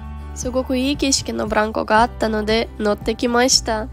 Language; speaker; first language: Japanese; non-native, fluent; Ukrainian